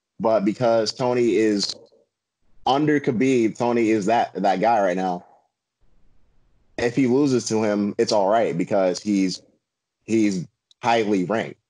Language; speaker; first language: English; native; English